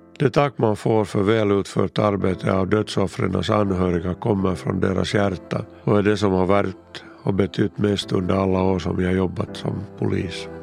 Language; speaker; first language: Swedish; native; Swedish